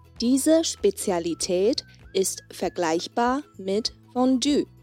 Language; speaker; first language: German; non-native, fluent; Chinese